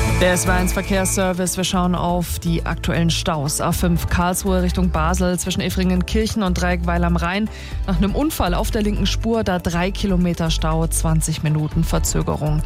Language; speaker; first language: German; native; German